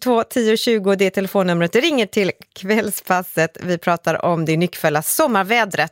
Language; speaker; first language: Swedish; native; Swedish